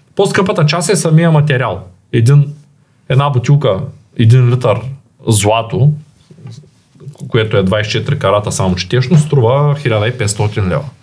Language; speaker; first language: Bulgarian; native; Bulgarian